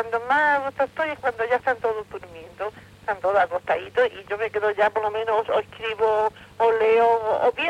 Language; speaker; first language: Spanish; native; Spanish